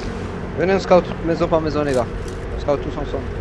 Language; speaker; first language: French; native; French